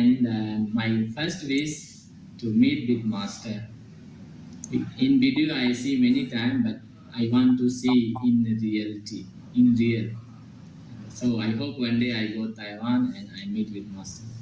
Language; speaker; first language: English; non-native, learner; Hindi